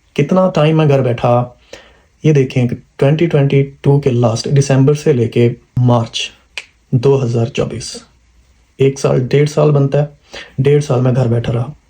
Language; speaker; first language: Urdu; non-native, local second language; Punjabi